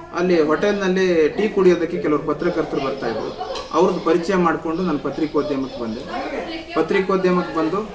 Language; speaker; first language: Kannada; native; Kannada